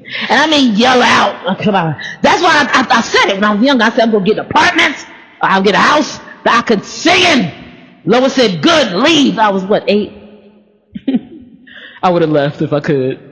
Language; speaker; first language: English; native; English